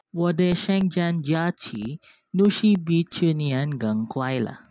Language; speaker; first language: Chinese; non-native, learner; Filipino